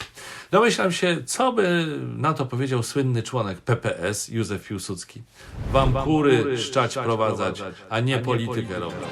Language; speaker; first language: Polish; native; Polish